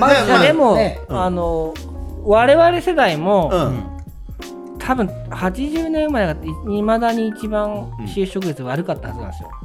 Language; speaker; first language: Japanese; native; Japanese